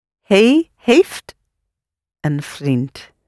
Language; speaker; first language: Dutch; non-native, learner; English